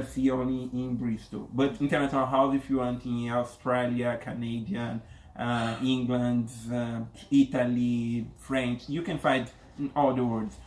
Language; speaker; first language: English; non-native, learner; Portuguese